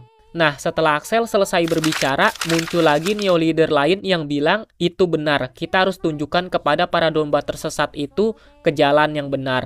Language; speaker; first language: Indonesian; native; Indonesian